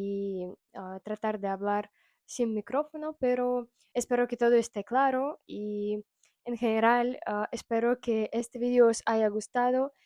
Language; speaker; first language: Spanish; non-native, fluent; Russian